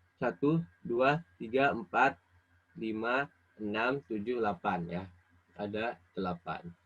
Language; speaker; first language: Indonesian; native; Indonesian